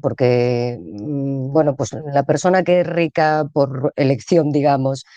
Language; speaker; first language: Spanish; native; Spanish